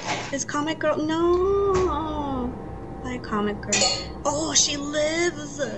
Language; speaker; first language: English; native; English